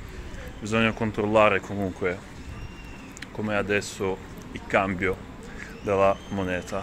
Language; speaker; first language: Italian; non-native, fluent; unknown